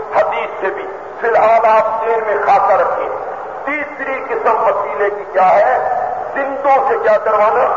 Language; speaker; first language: Urdu; non-native, local second language; Punjabi